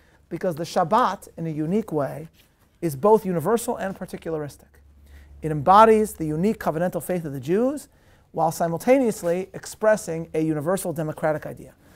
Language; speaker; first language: English; native; English